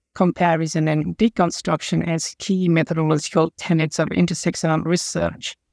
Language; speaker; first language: English; non-native, local second language; Nepali